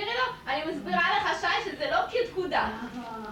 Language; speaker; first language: Hebrew; native; Hebrew